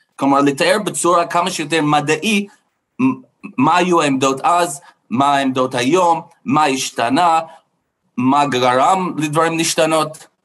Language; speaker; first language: Hebrew; non-native, fluent; English